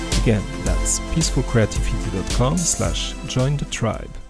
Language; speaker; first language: English; non-native, fluent; French